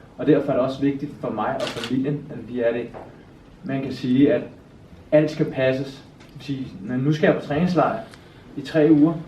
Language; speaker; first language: Danish; native; Danish